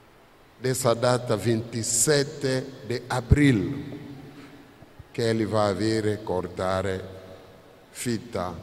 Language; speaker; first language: Portuguese; non-native, fluent; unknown